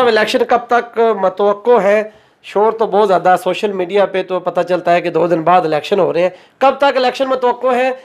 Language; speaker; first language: Urdu; non-native, local second language; Pahari-Potwari